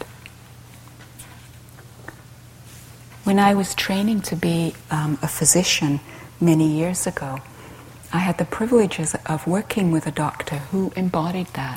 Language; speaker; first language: English; native; English